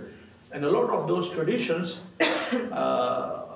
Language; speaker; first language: English; non-native, local second language; Urdu